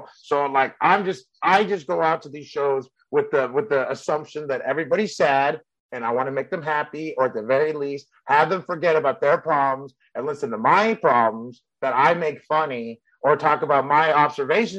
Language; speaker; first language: English; early bilingual, other home language; Spanish